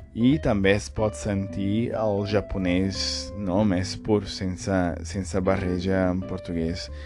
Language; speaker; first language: Catalan; non-native, fluent; Portuguese